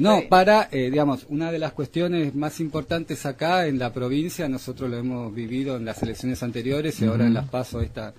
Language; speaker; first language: Spanish; native; Spanish